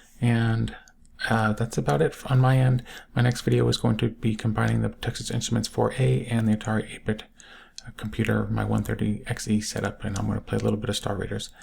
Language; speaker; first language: English; native; English